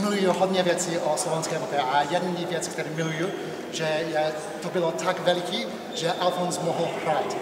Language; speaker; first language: Czech; non-native, learner; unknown